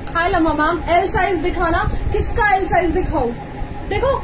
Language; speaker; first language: Hindi; native; Hindi